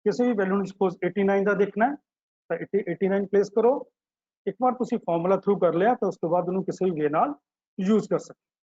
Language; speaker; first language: Hindi; non-native, local second language; Punjabi